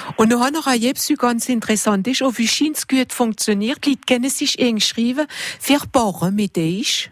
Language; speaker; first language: German; non-native, local second language; French